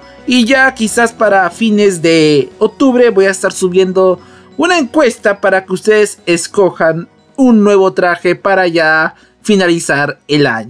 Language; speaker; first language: Spanish; native; Spanish